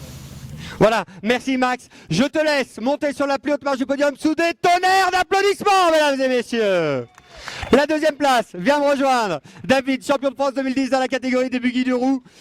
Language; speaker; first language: French; native; French